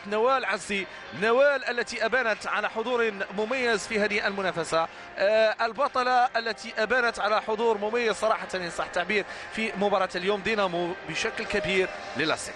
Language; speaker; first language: Arabic; native; Arabic